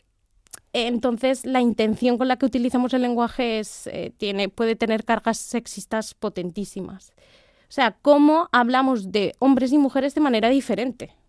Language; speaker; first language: Spanish; native; Spanish